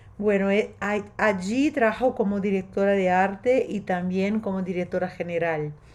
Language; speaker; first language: Spanish; non-native, fluent; Portuguese